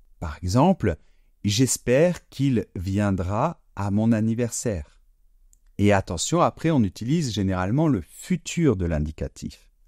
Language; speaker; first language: French; native; French